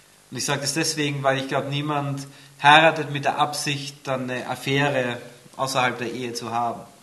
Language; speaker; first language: German; native; German